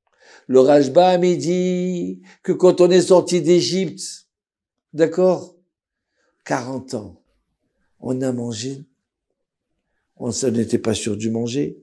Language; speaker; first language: French; native; French